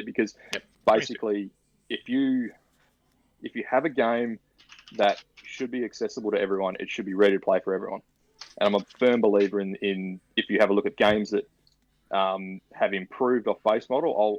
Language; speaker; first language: English; native; English